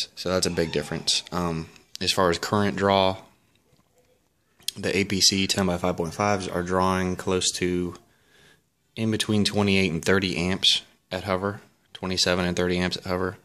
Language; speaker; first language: English; native; English